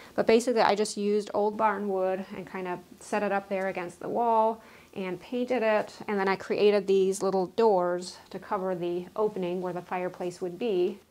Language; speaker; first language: English; native; English